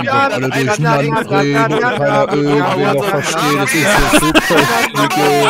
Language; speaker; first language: German; native; German